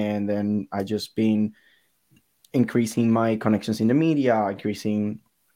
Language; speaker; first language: English; non-native, fluent; Spanish